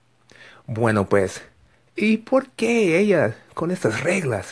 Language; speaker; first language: Spanish; non-native, fluent; English